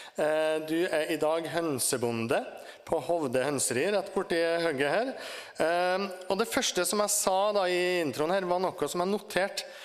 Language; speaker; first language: Norwegian; native; Norwegian